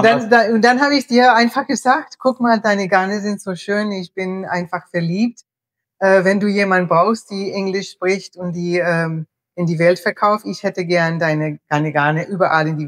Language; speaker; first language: German; non-native, fluent; Spanish